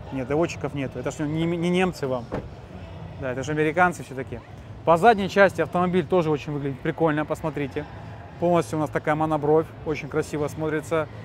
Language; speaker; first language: Russian; native; Russian